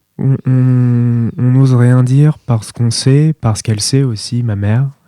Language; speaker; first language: French; native; French